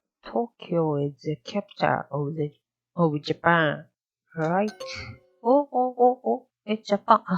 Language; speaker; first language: English; non-native, learner; Japanese